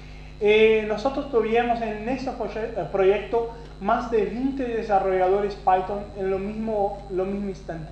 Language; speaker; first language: Spanish; non-native, fluent; Portuguese